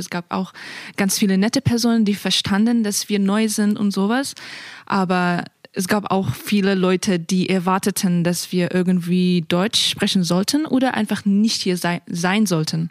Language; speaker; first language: German; non-native, fluent; Persian